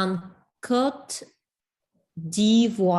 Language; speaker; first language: French; non-native, learner; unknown